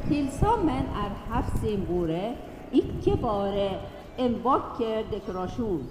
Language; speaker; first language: Norwegian; non-native, fluent; Persian